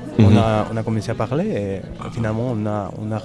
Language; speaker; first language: French; non-native, learner; Spanish